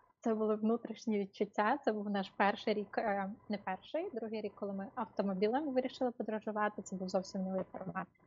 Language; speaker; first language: Ukrainian; native; Ukrainian